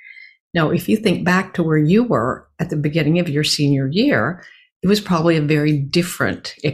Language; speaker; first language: English; native; English